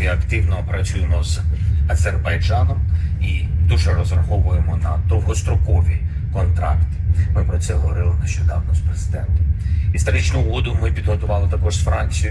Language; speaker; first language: Ukrainian; non-native, local second language; Russian